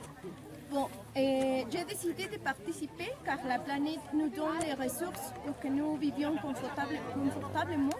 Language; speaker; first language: French; non-native, learner; Spanish